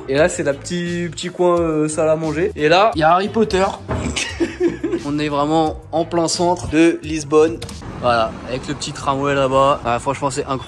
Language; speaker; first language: French; native; French